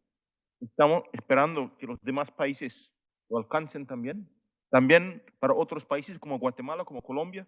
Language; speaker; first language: Spanish; non-native, fluent; Haitian Creole